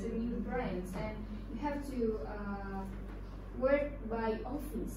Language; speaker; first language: English; non-native, learner; Indonesian